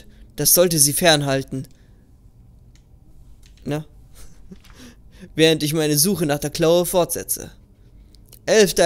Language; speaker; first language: German; native; German